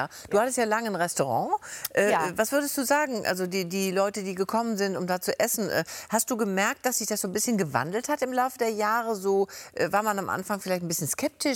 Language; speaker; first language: German; native; German